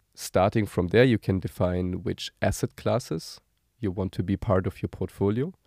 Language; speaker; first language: English; non-native, fluent; German